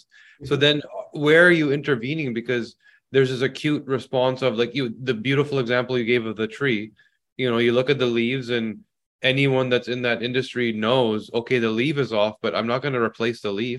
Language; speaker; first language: English; native; English